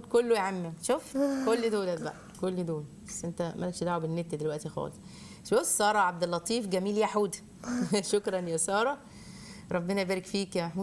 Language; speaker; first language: Arabic; native; Arabic